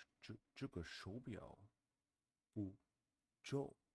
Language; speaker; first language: Chinese; non-native, learner; English